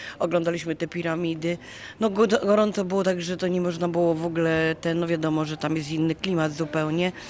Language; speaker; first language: Polish; native; Polish